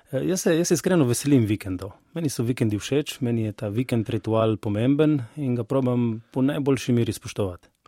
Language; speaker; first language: Slovenian; native; Slovenian